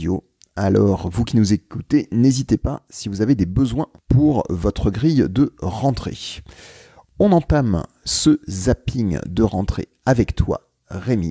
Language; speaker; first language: French; native; French